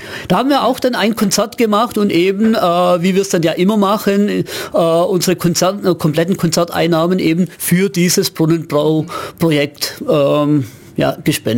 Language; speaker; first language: German; native; German